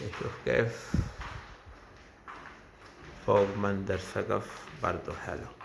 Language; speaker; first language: Arabic; non-native, learner; Urdu